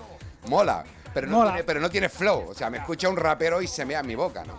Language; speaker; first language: Spanish; native; Spanish